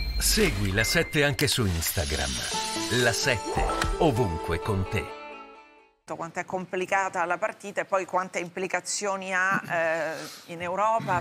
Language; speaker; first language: Italian; native; Italian